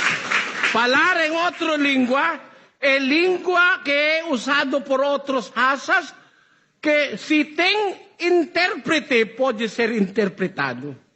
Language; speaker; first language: Portuguese; non-native, learner; Filipino